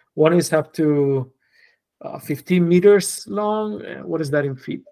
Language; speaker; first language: English; non-native, fluent; Spanish